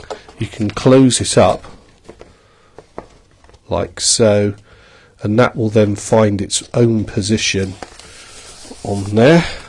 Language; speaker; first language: English; native; English